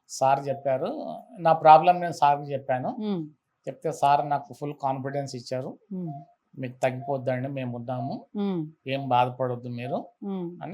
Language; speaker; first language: Telugu; native; Telugu